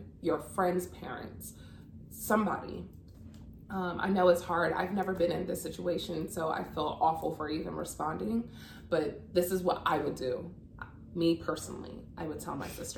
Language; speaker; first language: English; native; English